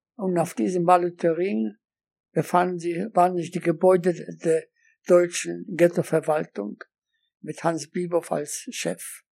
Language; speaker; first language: German; non-native, fluent; Polish